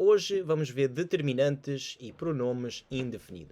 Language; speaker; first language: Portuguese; non-native, fluent; English